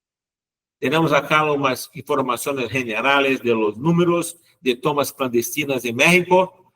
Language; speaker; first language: Spanish; non-native, learner; Portuguese